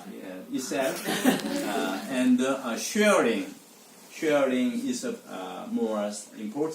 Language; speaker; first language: English; non-native, learner; Korean